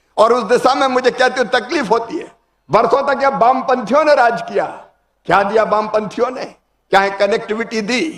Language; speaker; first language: Hindi; native; Hindi